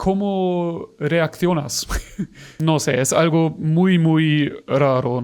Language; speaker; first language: Spanish; non-native, fluent; German